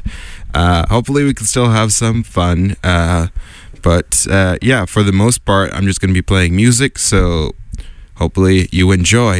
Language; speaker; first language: English; native; English